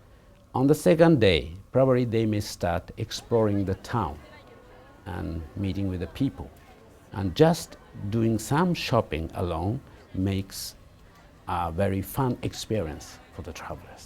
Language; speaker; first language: English; non-native, fluent; Japanese